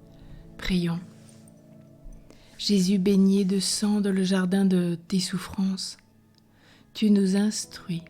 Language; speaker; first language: French; native; French